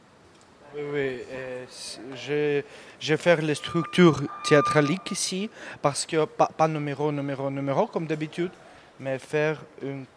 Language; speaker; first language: French; non-native, learner; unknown